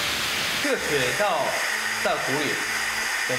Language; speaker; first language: Chinese; non-native, fluent; Japanese